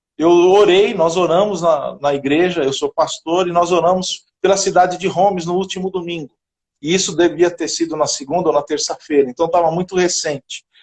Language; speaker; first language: Portuguese; native; Portuguese